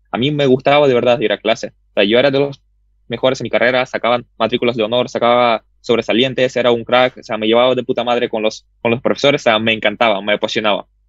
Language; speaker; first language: Spanish; early bilingual, other home language; Russian